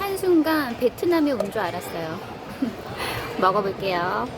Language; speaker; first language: Korean; native; Korean